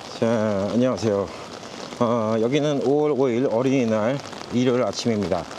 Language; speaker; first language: Korean; native; Korean